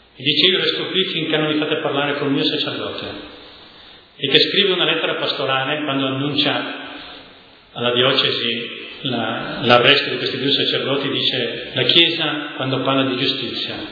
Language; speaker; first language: Italian; native; Italian